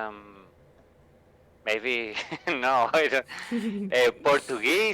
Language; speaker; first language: English; non-native, learner; Spanish